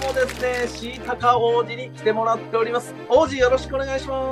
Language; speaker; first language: Japanese; native; Japanese